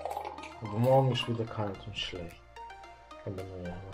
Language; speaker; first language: German; native; German